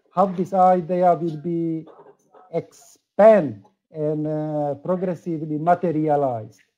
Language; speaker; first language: English; non-native, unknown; Slovak